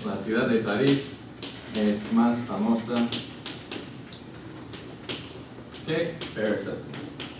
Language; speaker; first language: Spanish; non-native, fluent; English